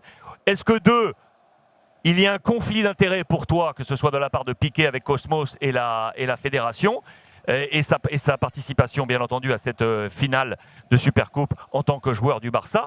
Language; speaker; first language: French; native; French